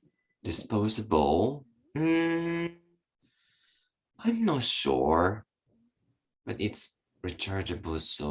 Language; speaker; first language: English; non-native, learner; Japanese